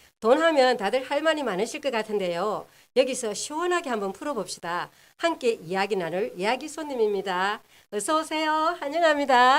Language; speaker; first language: Korean; native; Korean